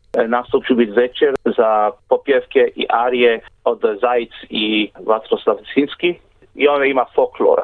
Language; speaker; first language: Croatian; early bilingual, heritage; English